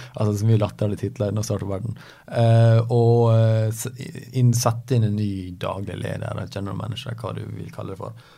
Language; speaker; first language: Norwegian; native; Norwegian